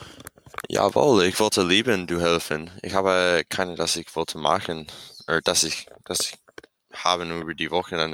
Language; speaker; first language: German; non-native, learner; English